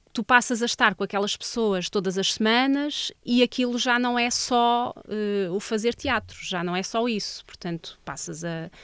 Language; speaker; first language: Portuguese; native; Portuguese